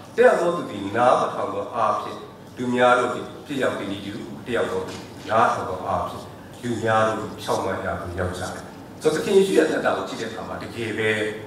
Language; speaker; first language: Burmese; non-native, local second language; S'gaw Karen